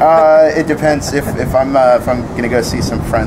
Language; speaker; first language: English; native; English